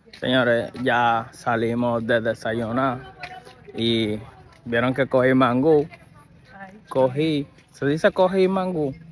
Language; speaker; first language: Spanish; native; Spanish